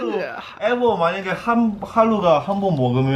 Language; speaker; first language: Korean; non-native, learner; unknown